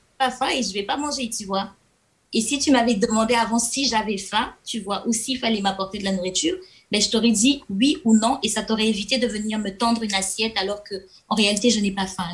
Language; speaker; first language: French; non-native, local second language; Lingala